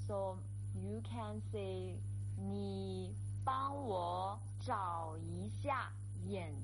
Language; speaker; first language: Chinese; non-native, learner; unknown